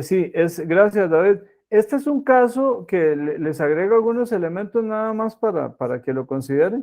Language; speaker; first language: Spanish; native; Spanish